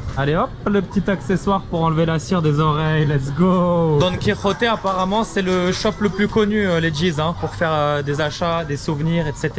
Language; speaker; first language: French; early bilingual, other home language; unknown